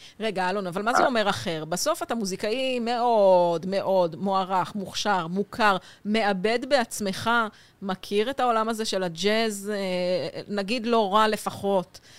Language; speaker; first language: Hebrew; native; Hebrew